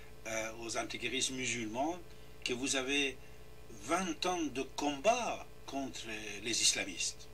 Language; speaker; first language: French; non-native, fluent; Persian